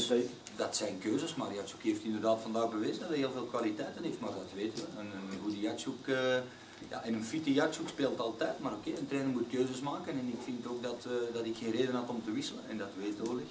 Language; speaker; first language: Dutch; native; Dutch